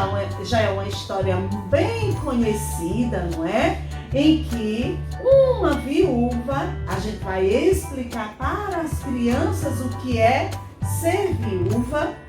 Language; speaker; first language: Portuguese; native; Portuguese